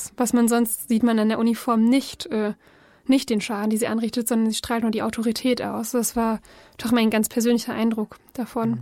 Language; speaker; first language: German; native; German